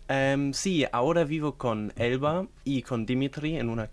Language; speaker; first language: Spanish; non-native, fluent; German